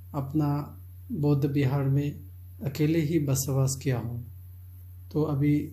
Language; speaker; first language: Hindi; non-native, local second language; Chakma